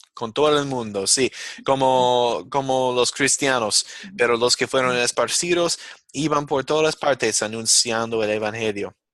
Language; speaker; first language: Spanish; non-native, fluent; English